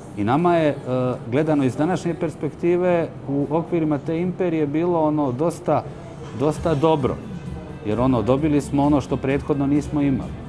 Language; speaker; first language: Croatian; native; Croatian